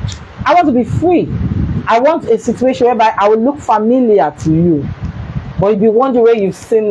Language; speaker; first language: English; non-native, local second language; Igbo